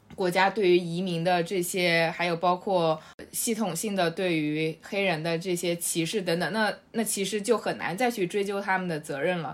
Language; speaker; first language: Chinese; native; Chinese